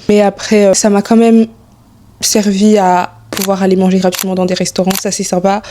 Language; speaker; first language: French; early bilingual, other home language; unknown